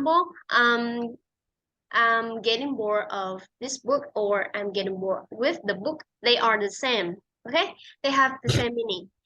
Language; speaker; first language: English; non-native, fluent; Vietnamese